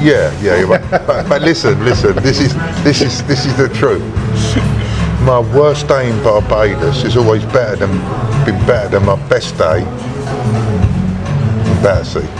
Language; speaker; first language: English; native; English